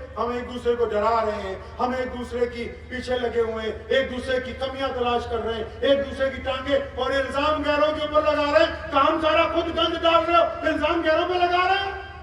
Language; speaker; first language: Urdu; non-native, local second language; Punjabi